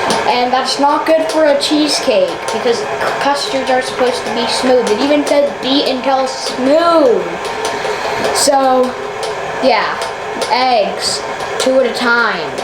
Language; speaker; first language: English; native; English